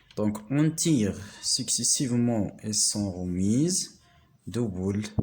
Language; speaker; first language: French; non-native, local second language; Arabic